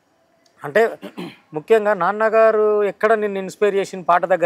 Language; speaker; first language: Telugu; native; Telugu